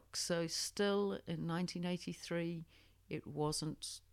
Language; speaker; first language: English; native; English